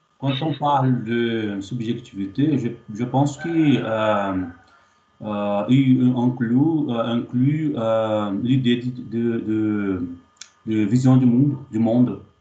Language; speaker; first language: French; non-native, fluent; Portuguese